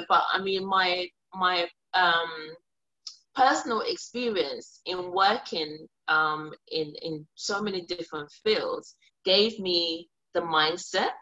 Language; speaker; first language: English; early bilingual, other home language; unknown